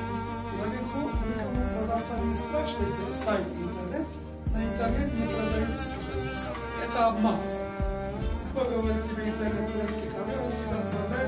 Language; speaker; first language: Russian; non-native, learner; Turkish